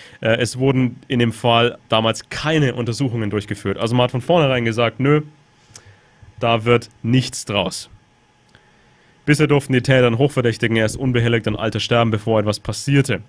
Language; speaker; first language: German; native; German